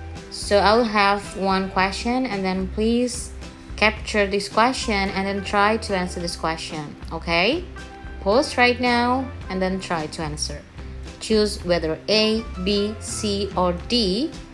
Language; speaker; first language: English; non-native, fluent; Indonesian